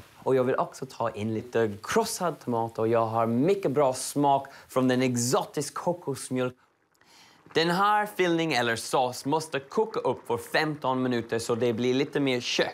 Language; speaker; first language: Swedish; non-native, learner; English